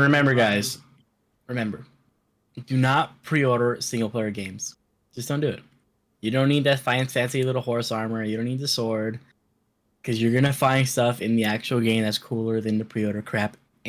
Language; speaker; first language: English; native; English